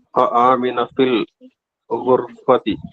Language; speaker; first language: Arabic; non-native, learner; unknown